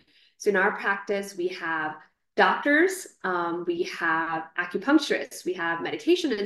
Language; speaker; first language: English; non-native, local second language; Gujarati